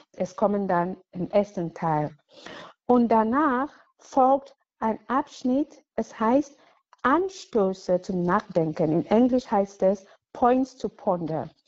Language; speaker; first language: German; non-native, fluent; English